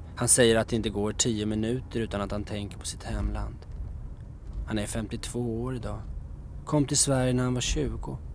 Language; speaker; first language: Swedish; native; Swedish